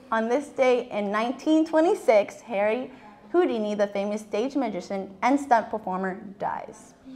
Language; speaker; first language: English; native; English